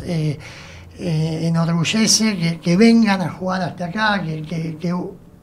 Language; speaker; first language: Spanish; native; Spanish